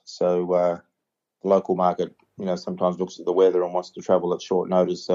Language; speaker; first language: English; native; English